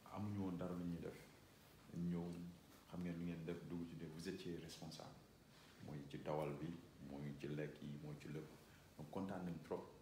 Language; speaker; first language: French; non-native, local second language; Wolof